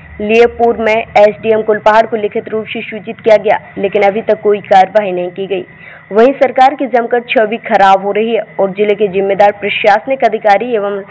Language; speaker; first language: Hindi; native; Hindi